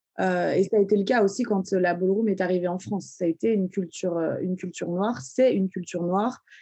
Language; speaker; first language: French; early bilingual, other home language; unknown